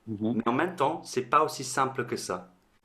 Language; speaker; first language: French; non-native, fluent; English